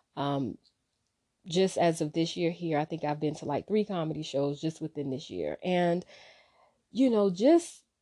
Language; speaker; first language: English; native; English